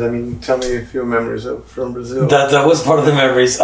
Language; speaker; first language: English; non-native, fluent; Portuguese